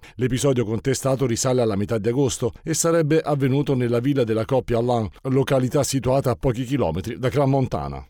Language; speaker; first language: Italian; native; Italian